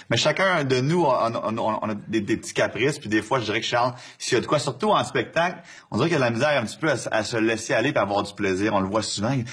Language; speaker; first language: French; native; French